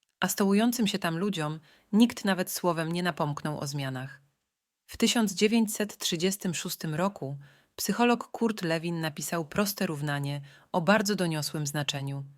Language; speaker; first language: Polish; native; Polish